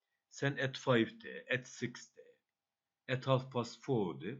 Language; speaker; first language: English; non-native, fluent; Turkish